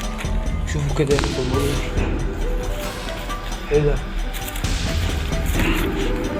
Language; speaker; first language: Arabic; native; Arabic